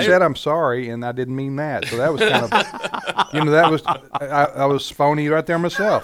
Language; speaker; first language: English; native; English